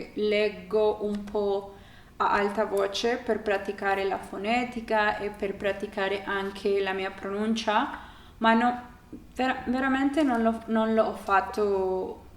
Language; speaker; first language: Italian; non-native, learner; Spanish